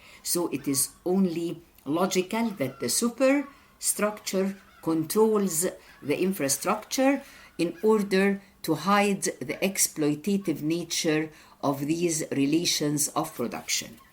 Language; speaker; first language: English; non-native, fluent; Arabic